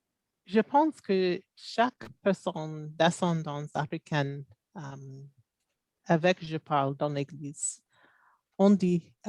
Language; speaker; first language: French; non-native, local second language; English